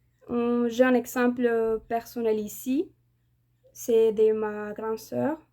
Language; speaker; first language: French; non-native, fluent; Spanish